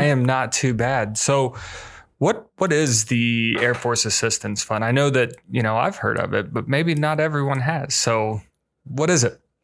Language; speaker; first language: English; native; English